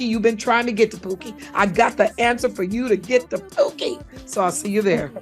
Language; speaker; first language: English; native; English